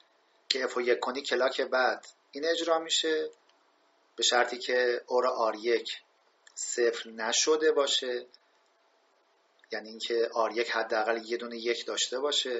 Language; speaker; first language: Persian; native; Persian